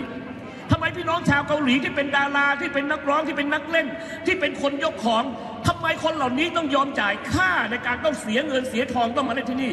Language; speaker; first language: Thai; native; Thai